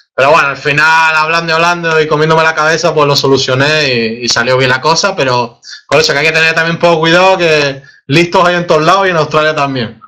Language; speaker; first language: Spanish; native; Spanish